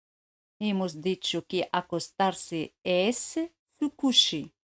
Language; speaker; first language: Spanish; non-native, fluent; French